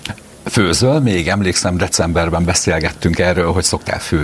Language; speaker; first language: Hungarian; native; Hungarian